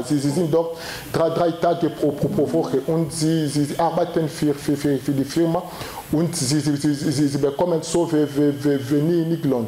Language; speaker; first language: German; non-native, learner; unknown